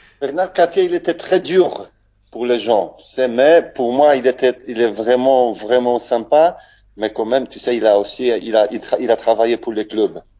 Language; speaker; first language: French; non-native, learner; Polish